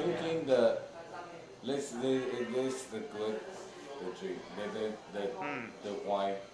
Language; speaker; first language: English; non-native, learner; Chinese